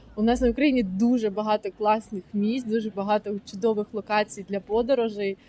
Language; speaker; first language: Ukrainian; native; Ukrainian